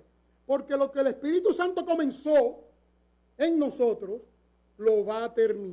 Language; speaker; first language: Spanish; native; Spanish